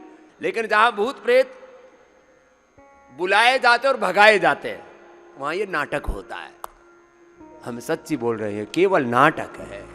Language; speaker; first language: Hindi; native; Hindi